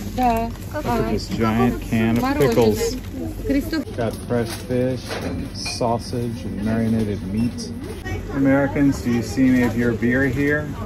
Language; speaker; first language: English; native; English